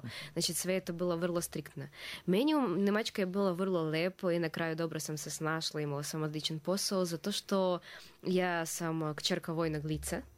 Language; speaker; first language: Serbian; non-native, fluent; Russian